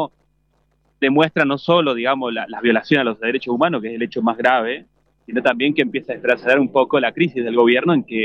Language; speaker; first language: Spanish; native; Spanish